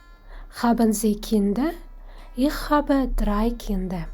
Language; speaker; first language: German; non-native, fluent; Kazakh